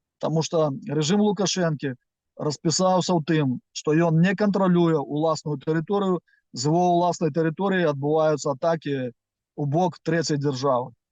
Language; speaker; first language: Belarusian; non-native, local second language; Russian